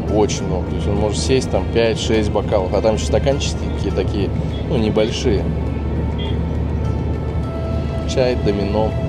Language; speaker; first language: Russian; native; Russian